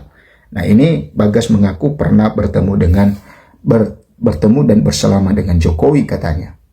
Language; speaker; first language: Indonesian; native; Indonesian